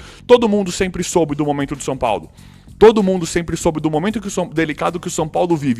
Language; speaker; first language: Portuguese; native; Portuguese